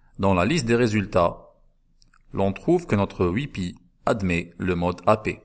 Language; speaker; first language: French; non-native, local second language; Arabic